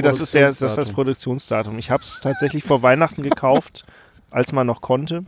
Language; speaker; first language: German; native; German